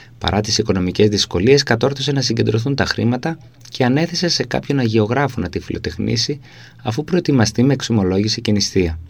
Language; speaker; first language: Greek; native; Greek